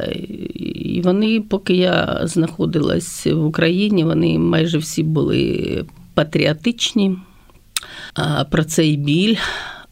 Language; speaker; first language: Ukrainian; native; Ukrainian